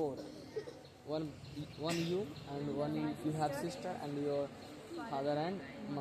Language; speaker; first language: English; non-native, local second language; Hindi